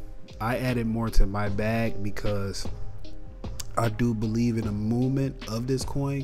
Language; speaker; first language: English; native; English